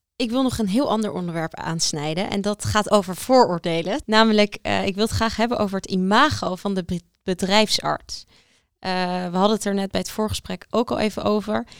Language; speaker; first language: Dutch; native; Dutch